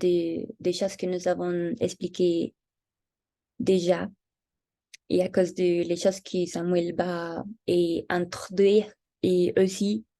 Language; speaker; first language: French; non-native, learner; Spanish